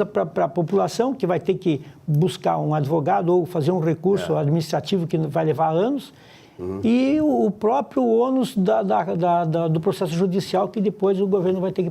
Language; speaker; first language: Portuguese; native; Portuguese